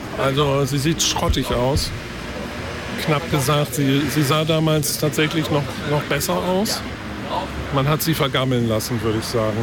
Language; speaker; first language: German; native; German